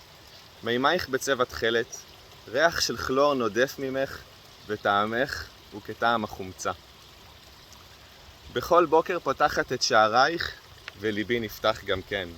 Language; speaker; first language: Hebrew; native; Hebrew